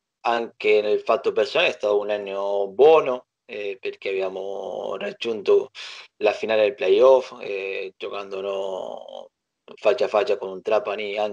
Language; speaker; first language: Italian; non-native, fluent; Spanish